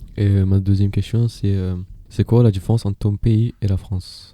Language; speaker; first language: French; non-native, learner; Persian